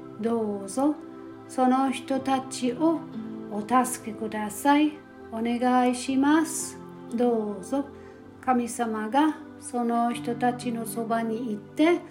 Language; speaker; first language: Japanese; non-native, fluent; German